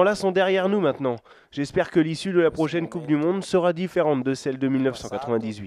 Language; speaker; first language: French; native; French